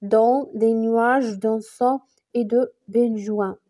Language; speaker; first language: French; non-native, local second language; Arabic